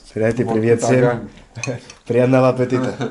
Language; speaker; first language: Russian; non-native, fluent; Spanish